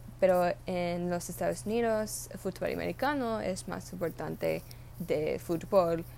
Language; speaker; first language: Spanish; non-native, learner; English